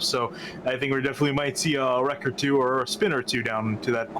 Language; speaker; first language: English; native; English